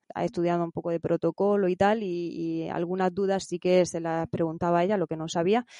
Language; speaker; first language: Spanish; native; Spanish